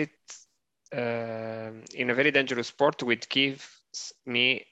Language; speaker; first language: English; non-native, learner; Italian